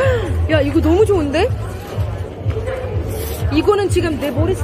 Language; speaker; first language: Korean; non-native, fluent; Arabic